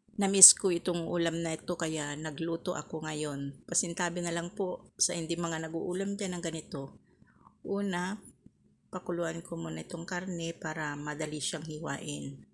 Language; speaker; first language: Filipino; non-native, local second language; Iloko